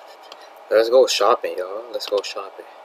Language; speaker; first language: English; native; English